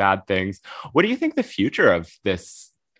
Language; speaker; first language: English; native; English